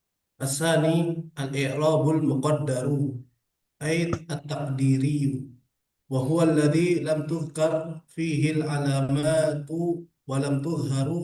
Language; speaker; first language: Arabic; non-native, learner; Indonesian